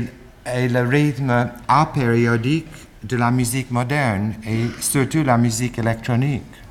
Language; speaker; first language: French; non-native, fluent; English